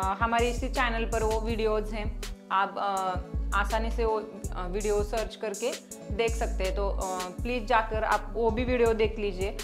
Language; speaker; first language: Hindi; non-native, local second language; Marathi